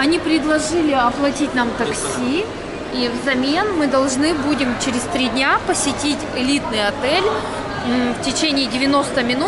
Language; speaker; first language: Russian; native; Russian